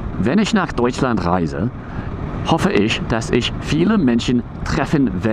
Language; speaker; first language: German; non-native, fluent; English